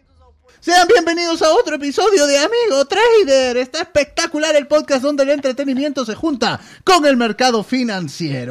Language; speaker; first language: Spanish; native; Spanish